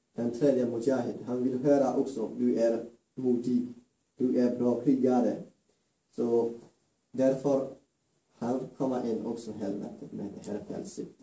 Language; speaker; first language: Swedish; non-native, fluent; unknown